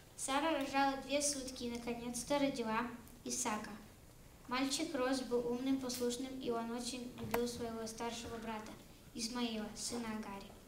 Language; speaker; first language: Russian; early bilingual, heritage; Russian